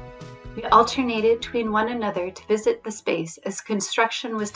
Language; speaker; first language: English; native; English